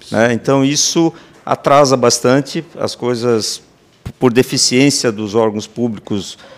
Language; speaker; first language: Portuguese; native; Portuguese